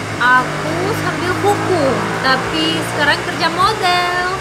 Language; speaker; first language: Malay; non-native, learner; Russian